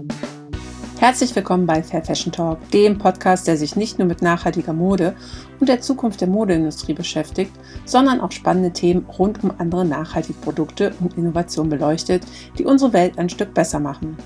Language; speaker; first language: German; native; German